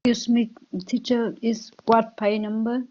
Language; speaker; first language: English; non-native, learner; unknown